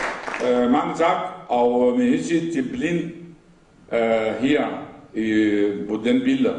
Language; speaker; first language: Danish; non-native, fluent; Arabic